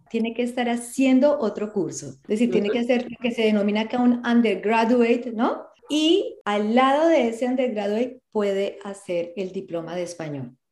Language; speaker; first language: Spanish; native; Spanish